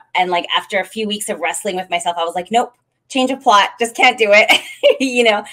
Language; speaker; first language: English; native; English